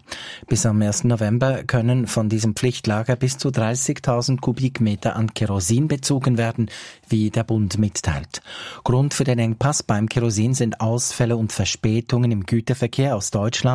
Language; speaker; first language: German; native; German